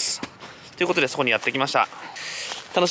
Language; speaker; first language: Japanese; native; Japanese